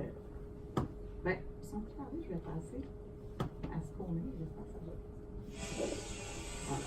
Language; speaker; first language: French; native; French